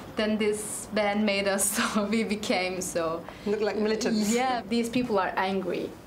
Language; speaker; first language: English; native; English